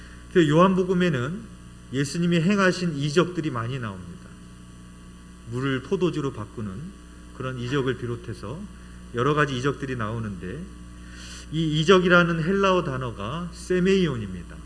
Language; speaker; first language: Korean; native; Korean